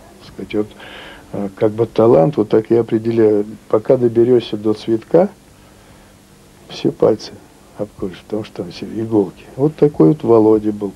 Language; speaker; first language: Russian; native; Russian